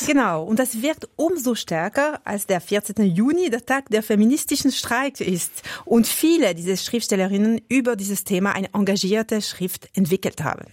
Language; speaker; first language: German; non-native, local second language; French